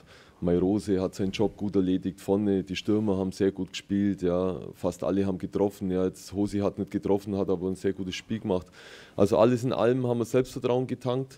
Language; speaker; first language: German; native; German